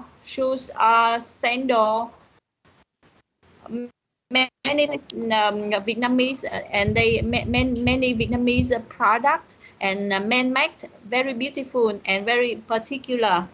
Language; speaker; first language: English; non-native, learner; Vietnamese